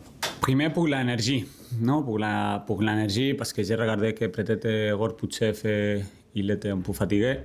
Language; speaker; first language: French; non-native, learner; Spanish